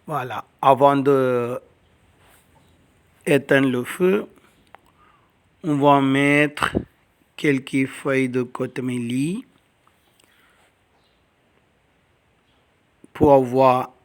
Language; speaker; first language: French; non-native, learner; Tamil